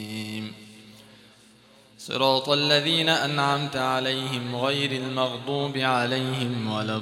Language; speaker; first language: Arabic; native; Arabic